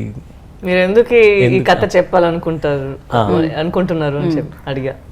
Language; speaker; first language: Telugu; non-native, fluent; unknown